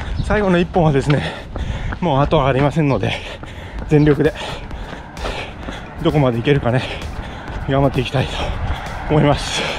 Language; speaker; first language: Japanese; native; Japanese